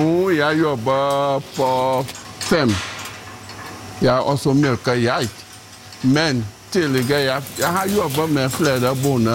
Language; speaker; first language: Norwegian; non-native, learner; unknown